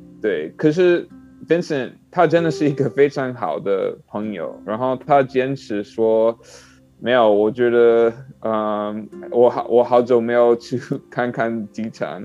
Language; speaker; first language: Chinese; non-native, learner; English